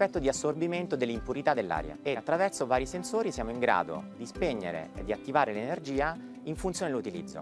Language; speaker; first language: Italian; native; Italian